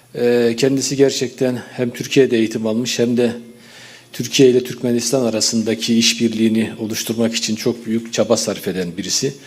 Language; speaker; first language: Turkish; native; Turkish